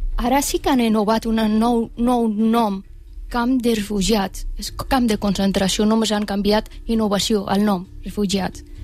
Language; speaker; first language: Catalan; non-native, fluent; Persian